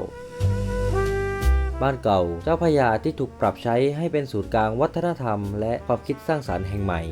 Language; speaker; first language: Thai; native; Thai